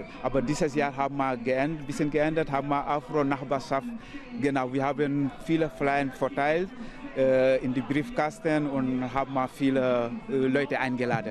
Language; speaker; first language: German; non-native, learner; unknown